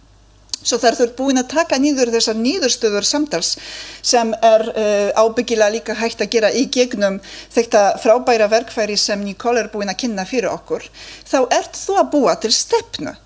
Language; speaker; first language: Icelandic; non-native, fluent; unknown